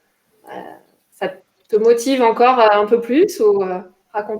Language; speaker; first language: French; native; French